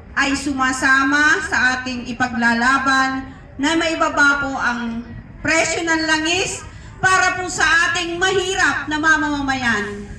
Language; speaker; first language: Filipino; native; Filipino